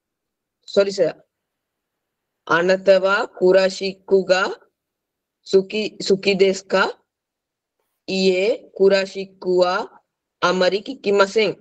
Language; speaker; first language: Japanese; non-native, learner; Sinhala